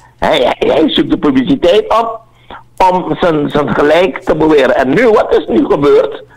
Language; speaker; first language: Dutch; native; Dutch